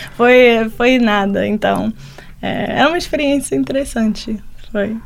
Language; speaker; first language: Portuguese; early bilingual, heritage; Portuguese